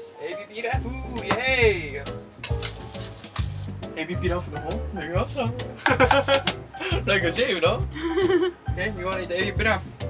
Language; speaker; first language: Japanese; native; Japanese